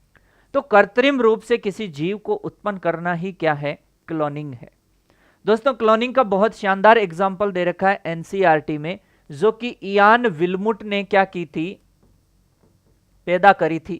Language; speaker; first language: Hindi; native; Hindi